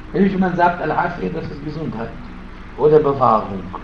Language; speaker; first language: German; non-native, fluent; Arabic